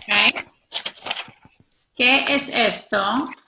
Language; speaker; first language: Spanish; non-native, fluent; English